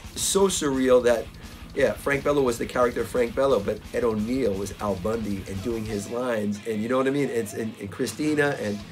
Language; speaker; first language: English; native; English